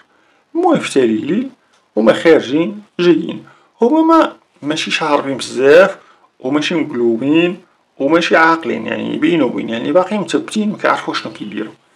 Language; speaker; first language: Arabic; native; Arabic